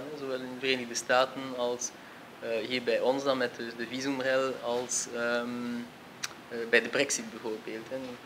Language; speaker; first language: Dutch; native; Dutch